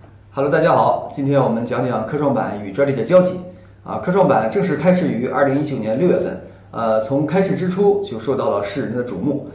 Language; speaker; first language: Chinese; native; Chinese